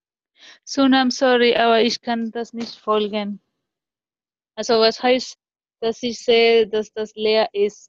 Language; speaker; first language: German; non-native, fluent; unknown